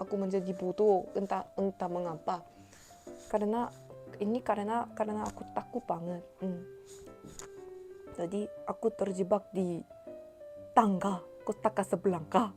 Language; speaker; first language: Indonesian; non-native, learner; Korean